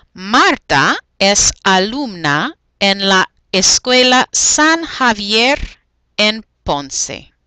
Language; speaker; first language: Spanish; non-native, fluent; English